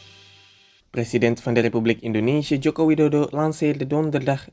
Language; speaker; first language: Dutch; non-native, fluent; Indonesian